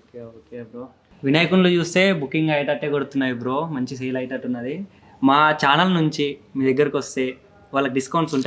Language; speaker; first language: Telugu; native; Telugu